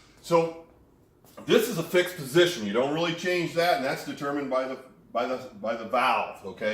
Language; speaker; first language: English; native; English